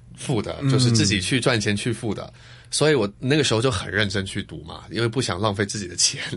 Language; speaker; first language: Chinese; non-native, fluent; Cantonese